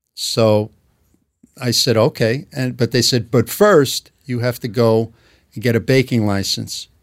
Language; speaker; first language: English; native; English